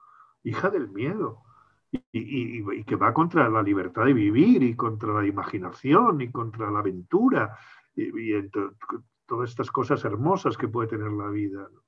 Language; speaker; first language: Spanish; native; Spanish